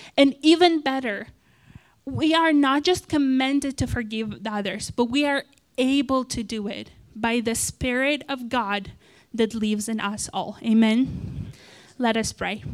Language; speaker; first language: English; non-native, fluent; Romanian